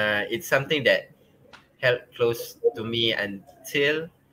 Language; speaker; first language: English; non-native, local second language; Malay